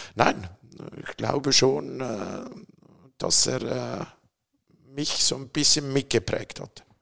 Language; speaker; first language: German; native; German